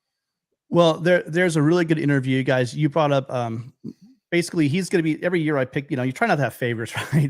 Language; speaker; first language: English; native; English